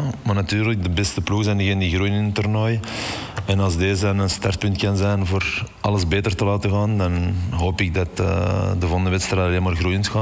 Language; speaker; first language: Dutch; native; Dutch